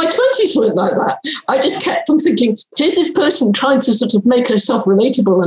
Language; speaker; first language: English; native; English